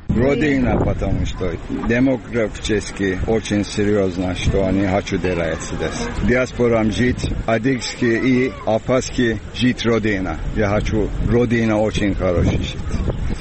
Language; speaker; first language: Russian; non-native, learner; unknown